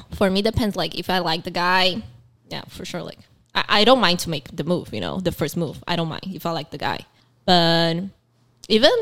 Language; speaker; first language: English; early bilingual, other home language; Portuguese